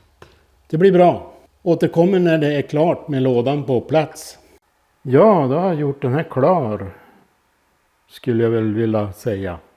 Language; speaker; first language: Swedish; native; Swedish